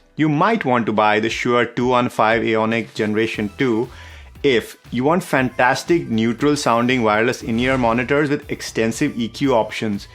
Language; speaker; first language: English; non-native, fluent; Dutch